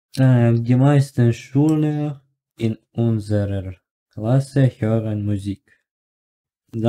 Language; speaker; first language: German; non-native, learner; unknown